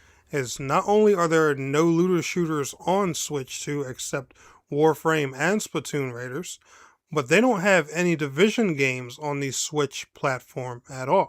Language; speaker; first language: English; native; English